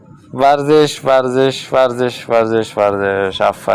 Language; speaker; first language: Persian; non-native, fluent; Urdu